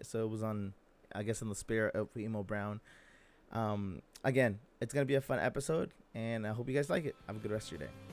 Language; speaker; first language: English; early bilingual, other home language; Spanish